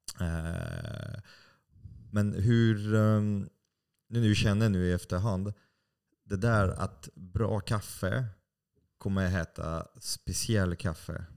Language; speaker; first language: Swedish; non-native, fluent; French